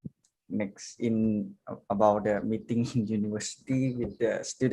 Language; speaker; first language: English; non-native, learner; Thai